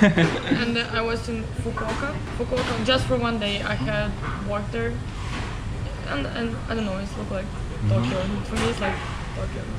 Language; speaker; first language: English; non-native, learner; Ukrainian